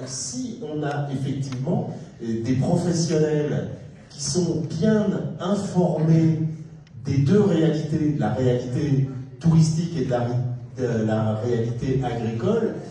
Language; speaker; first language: French; native; French